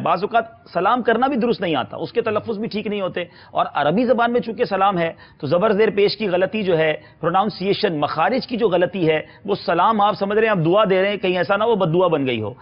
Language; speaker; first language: Urdu; native; Urdu